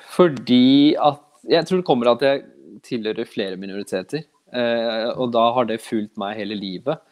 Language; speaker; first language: Norwegian; early bilingual, other home language; Urdu